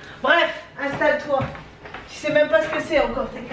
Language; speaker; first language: French; native; French